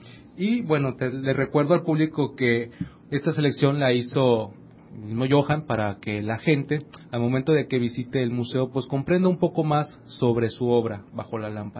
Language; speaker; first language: Spanish; native; Spanish